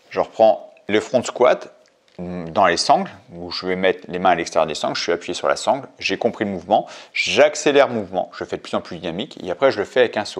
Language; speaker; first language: French; native; French